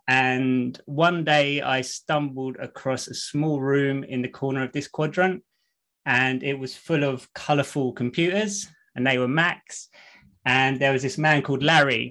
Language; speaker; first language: English; native; English